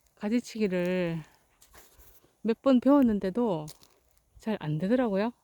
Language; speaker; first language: Korean; native; Korean